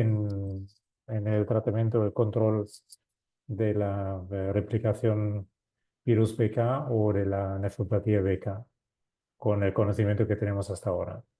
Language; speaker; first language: Spanish; non-native, fluent; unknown